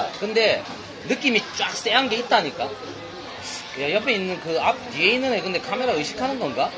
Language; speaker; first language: Korean; native; Korean